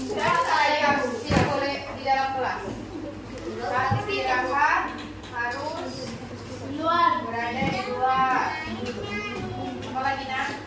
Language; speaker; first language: Indonesian; native; Indonesian